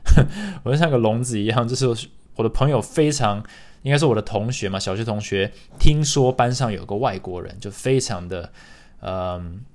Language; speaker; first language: Chinese; early bilingual, other home language; English